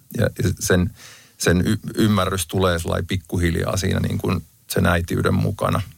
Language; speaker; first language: Finnish; native; Finnish